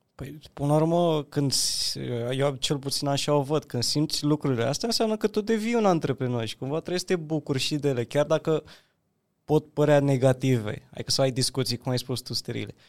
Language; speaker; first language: Romanian; native; Romanian